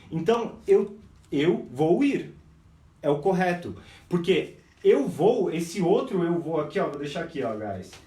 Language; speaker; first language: Portuguese; non-native, fluent; English